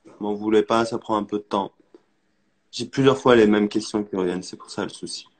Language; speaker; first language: French; native; French